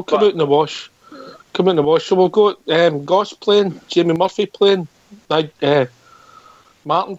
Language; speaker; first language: English; native; English